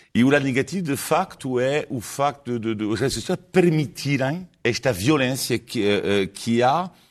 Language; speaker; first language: Portuguese; non-native, fluent; French